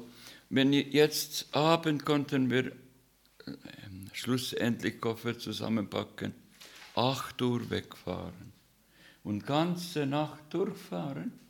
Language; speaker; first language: German; non-native, fluent; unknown